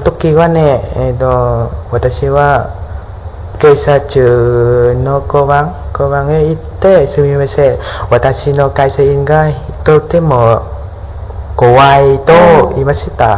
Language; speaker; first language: Japanese; non-native, learner; Vietnamese